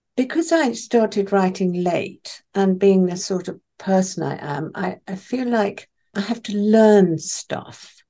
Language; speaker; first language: English; non-native, local second language; Persian